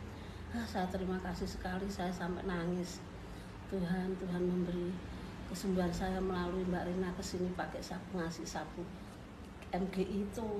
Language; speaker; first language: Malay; non-native, local second language; Javanese